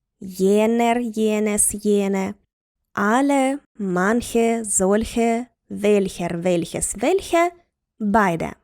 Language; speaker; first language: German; non-native, fluent; Ukrainian